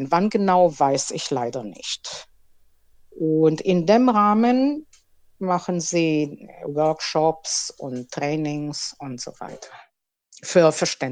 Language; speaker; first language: German; non-native, fluent; Hebrew